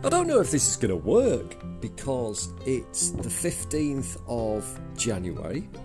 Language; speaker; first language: English; native; English